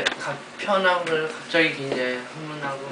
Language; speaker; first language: Korean; early bilingual, heritage; Korean